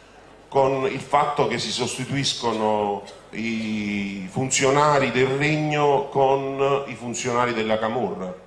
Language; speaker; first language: Italian; native; Italian